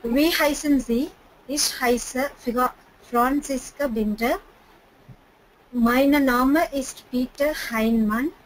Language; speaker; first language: German; non-native, learner; Tamil